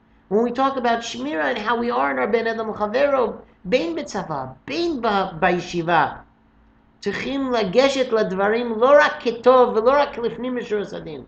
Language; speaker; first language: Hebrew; non-native, fluent; English